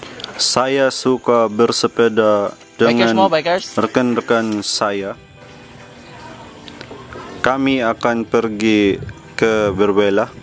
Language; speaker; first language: Indonesian; non-native, learner; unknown